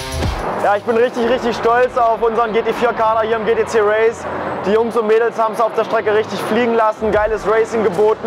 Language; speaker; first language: German; native; German